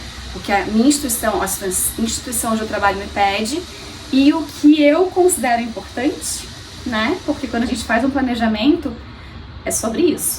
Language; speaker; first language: Portuguese; native; Portuguese